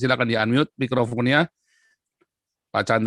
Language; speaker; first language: Indonesian; native; Indonesian